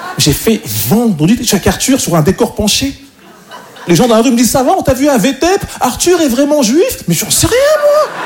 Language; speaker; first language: French; native; French